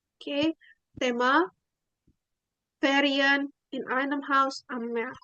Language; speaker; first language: German; non-native, fluent; Indonesian